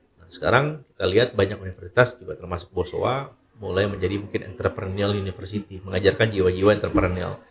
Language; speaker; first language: Indonesian; native; Indonesian